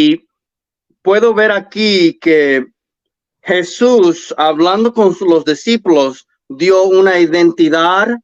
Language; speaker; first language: Spanish; early bilingual, heritage; English